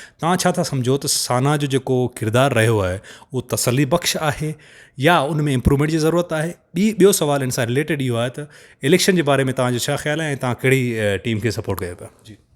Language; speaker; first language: Sindhi; native; Sindhi